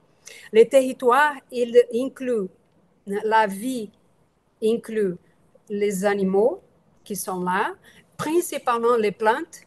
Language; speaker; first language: French; non-native, fluent; Portuguese